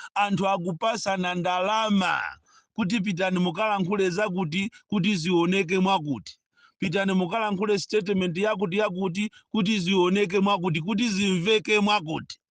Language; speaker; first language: Nyanja; non-native, local second language; Yao